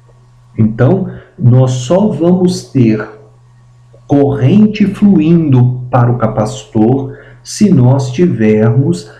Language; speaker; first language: Portuguese; native; Portuguese